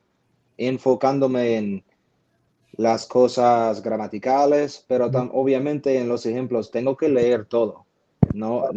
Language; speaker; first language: Spanish; non-native, fluent; English